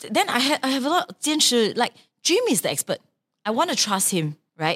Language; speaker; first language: English; non-native, local second language; Chinese